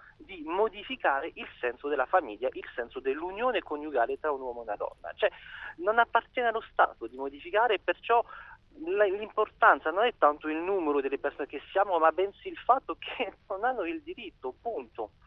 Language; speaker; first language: Italian; non-native, fluent; French